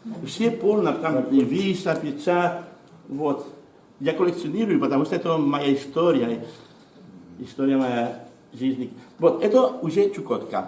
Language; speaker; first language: Russian; non-native, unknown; Spanish